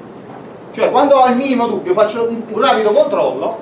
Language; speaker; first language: Italian; native; Italian